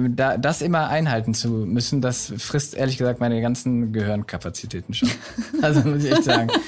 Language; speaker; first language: German; native; German